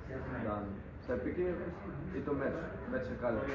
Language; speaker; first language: Indonesian; non-native, fluent; Dutch